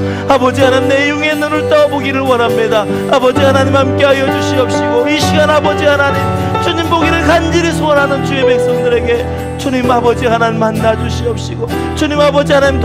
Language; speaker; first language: Korean; native; Korean